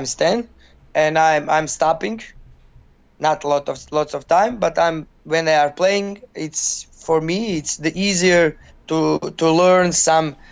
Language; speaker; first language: English; non-native, learner; Croatian